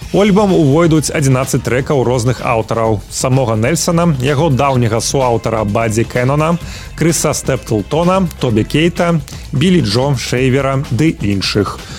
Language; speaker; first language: Belarusian; native; Belarusian